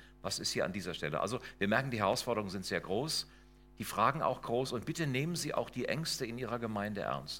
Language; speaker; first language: German; native; German